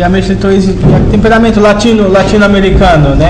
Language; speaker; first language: Polish; non-native, learner; Portuguese